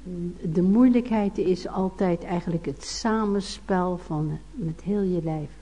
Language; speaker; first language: Dutch; native; Dutch